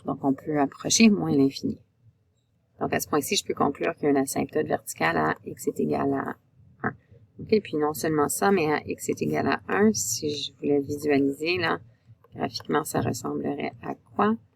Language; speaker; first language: French; native; French